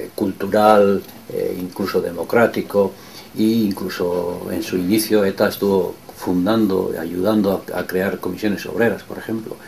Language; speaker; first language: Spanish; non-native, local second language; Basque